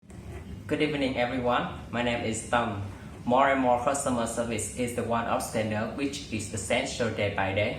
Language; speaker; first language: English; non-native, learner; Vietnamese